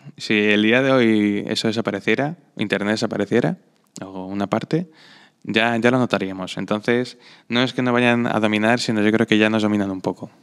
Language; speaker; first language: Spanish; non-native, fluent; Slovak